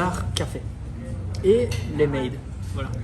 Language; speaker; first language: French; non-native, fluent; Japanese